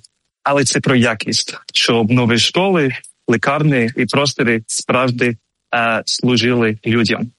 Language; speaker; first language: Ukrainian; non-native, learner; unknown